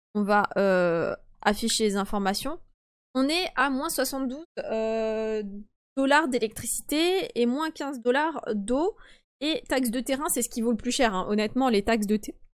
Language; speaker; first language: French; early bilingual, other home language; Polish